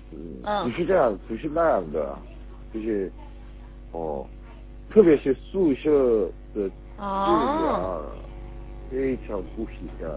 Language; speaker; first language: Chinese; non-native, learner; Korean